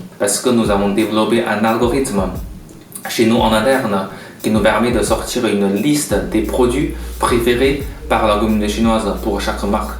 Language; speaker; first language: French; non-native, fluent; Chinese